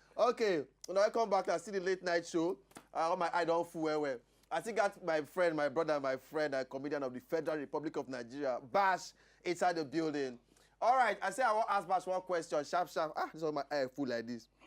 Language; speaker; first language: Nigerian Pidgin; native; Nigerian Pidgin